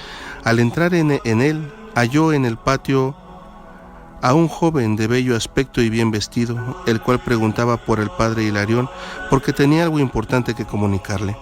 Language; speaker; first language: Spanish; native; Spanish